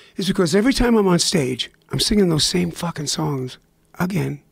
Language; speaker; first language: English; native; English